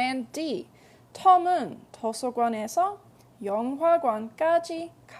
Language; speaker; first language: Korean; non-native, fluent; English